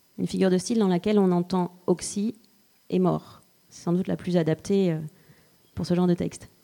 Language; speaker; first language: French; native; French